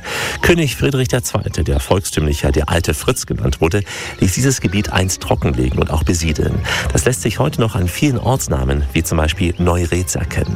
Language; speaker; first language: German; native; German